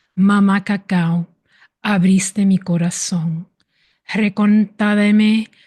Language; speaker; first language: Spanish; early bilingual, heritage; Spanish